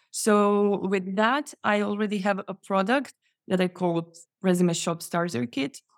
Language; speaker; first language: English; non-native, fluent; Croatian